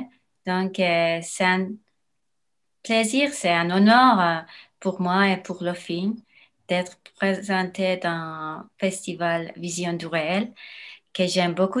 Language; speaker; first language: French; non-native, learner; Persian